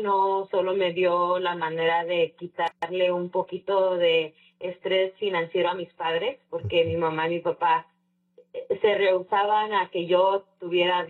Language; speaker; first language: Spanish; native; Spanish